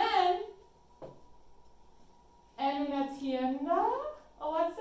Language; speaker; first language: Spanish; non-native, fluent; English